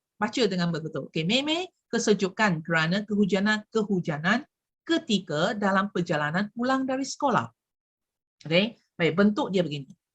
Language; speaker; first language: Malay; non-native, local second language; Chinese